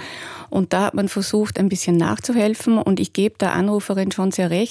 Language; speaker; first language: German; native; German